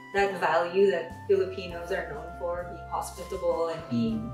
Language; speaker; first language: English; non-native, local second language; Filipino